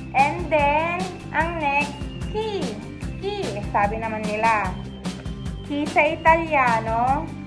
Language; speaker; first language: Filipino; native; Filipino